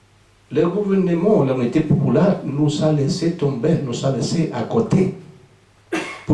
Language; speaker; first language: French; non-native, fluent; Spanish